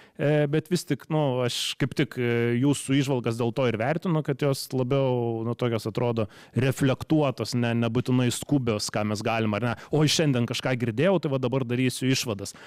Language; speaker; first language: Lithuanian; native; Lithuanian